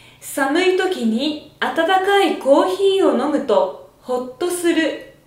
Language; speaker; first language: Japanese; native; Japanese